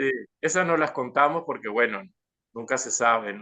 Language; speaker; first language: Spanish; native; Spanish